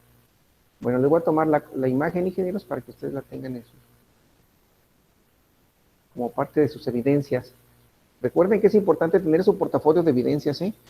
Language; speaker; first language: Spanish; native; Spanish